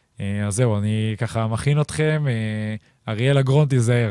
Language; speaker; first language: Hebrew; native; Hebrew